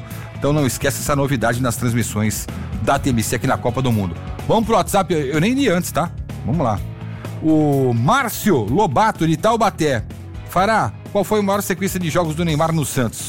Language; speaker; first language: Portuguese; native; Portuguese